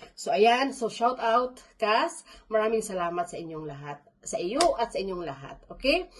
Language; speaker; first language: Filipino; non-native, local second language; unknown